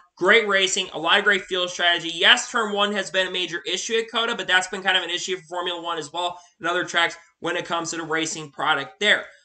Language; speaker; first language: English; native; English